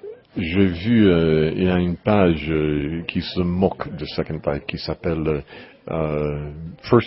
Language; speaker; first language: French; non-native, learner; English